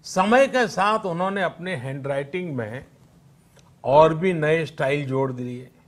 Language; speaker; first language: Hindi; non-native, local second language; Gujarati